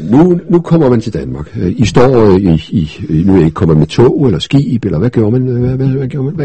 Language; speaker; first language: Danish; native; Danish